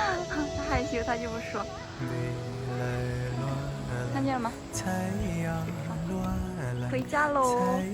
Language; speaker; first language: Chinese; non-native, learner; Vietnamese